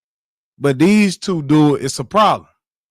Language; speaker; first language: English; native; English